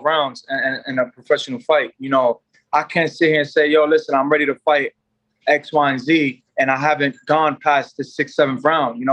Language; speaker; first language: English; native; English